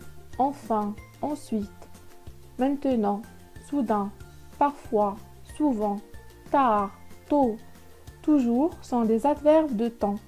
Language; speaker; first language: French; non-native, local second language; Arabic